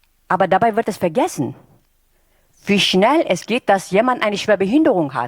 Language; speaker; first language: German; non-native, fluent; Turkish